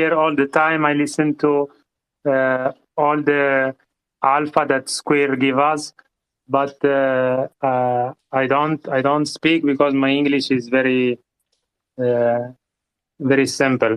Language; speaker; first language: English; non-native, learner; Italian